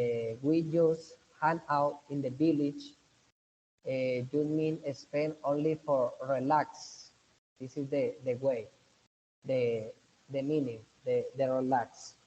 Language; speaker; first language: English; non-native, learner; Spanish